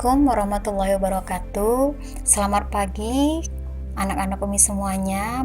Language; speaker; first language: Indonesian; native; Indonesian